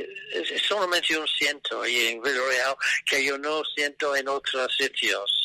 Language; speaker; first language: Spanish; non-native, learner; English